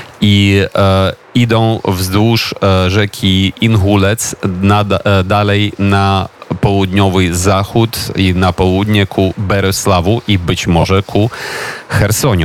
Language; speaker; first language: Polish; non-native, fluent; Ukrainian